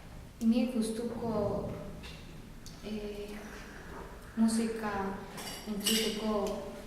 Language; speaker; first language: Basque; non-native, learner; Spanish